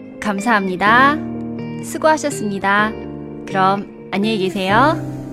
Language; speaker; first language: Korean; non-native, fluent; Chinese